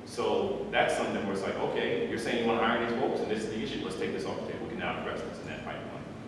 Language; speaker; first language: English; native; English